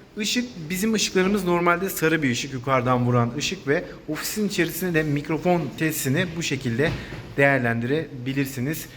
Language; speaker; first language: Turkish; native; Turkish